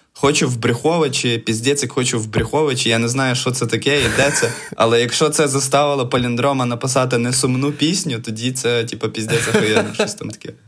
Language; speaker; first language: Ukrainian; native; Ukrainian